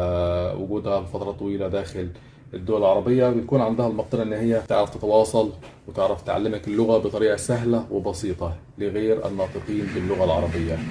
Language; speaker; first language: Arabic; native; Arabic